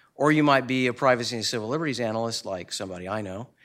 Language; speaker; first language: English; native; English